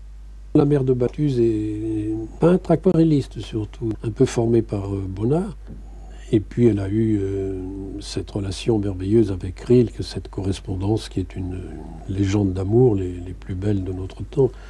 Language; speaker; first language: French; native; French